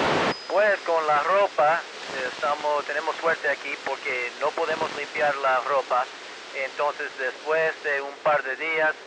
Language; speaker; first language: Spanish; early bilingual, heritage; Spanish